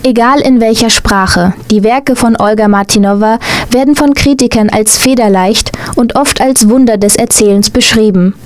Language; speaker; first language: German; native; German